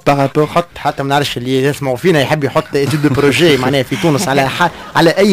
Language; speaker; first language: Arabic; native; Arabic